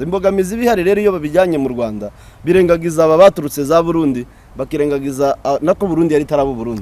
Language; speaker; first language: Kinyarwanda; native; Kinyarwanda